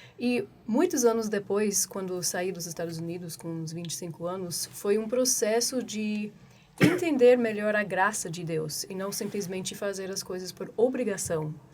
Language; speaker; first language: Portuguese; non-native, fluent; English